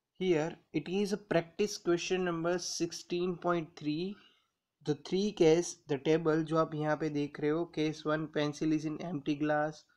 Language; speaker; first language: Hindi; non-native, local second language; Gujarati